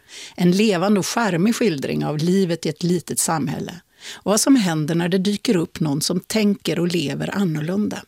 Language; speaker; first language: Swedish; native; Swedish